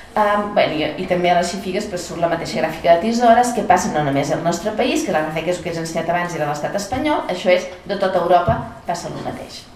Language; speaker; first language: Catalan; native; Catalan